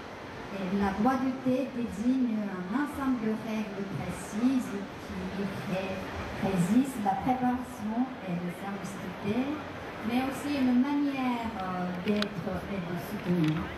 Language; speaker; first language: French; non-native, fluent; Japanese